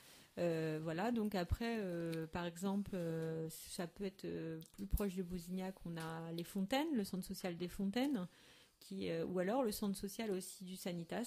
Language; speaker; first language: French; native; French